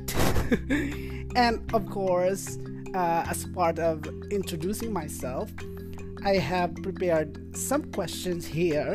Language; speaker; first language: English; non-native, local second language; Filipino